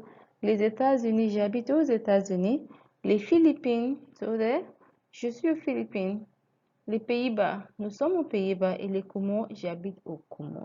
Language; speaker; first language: French; non-native, fluent; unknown